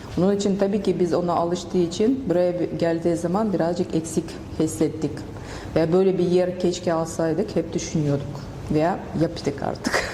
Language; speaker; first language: Turkish; non-native, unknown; Russian